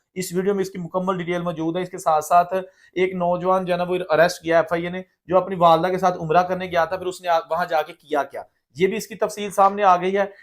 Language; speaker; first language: Urdu; native; Urdu